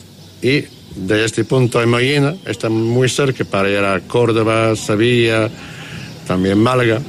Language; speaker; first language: Spanish; non-native, learner; English